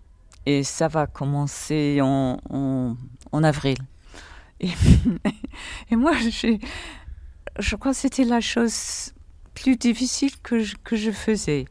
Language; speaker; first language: French; non-native, fluent; English